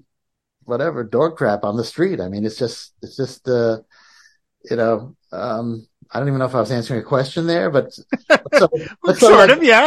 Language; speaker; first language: English; native; English